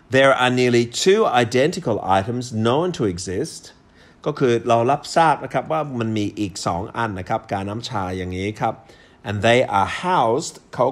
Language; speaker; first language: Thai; non-native, fluent; English